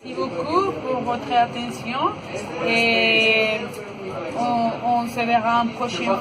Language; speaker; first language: French; non-native, learner; Spanish